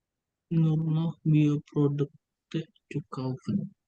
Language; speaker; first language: German; non-native, learner; Indonesian